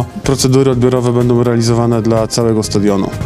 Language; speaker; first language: Polish; native; Polish